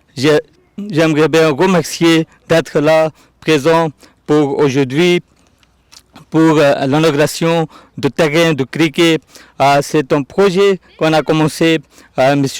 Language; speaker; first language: French; non-native, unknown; Urdu